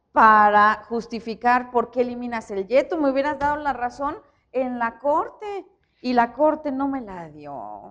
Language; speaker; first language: Spanish; native; Spanish